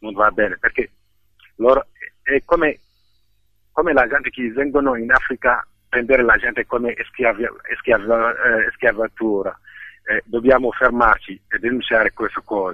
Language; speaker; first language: Italian; non-native, fluent; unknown